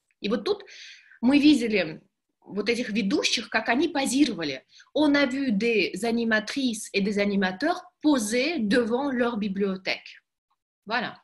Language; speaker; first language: Russian; native; Russian